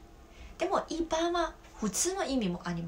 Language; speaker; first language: Japanese; non-native, fluent; Chinese